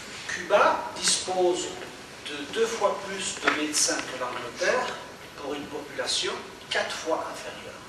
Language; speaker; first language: French; native; French